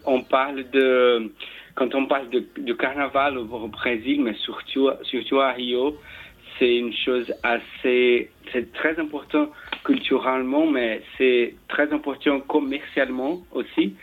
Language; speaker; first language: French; non-native, learner; Portuguese